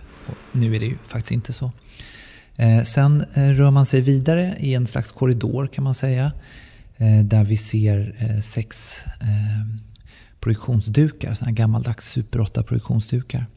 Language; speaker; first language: Swedish; native; Swedish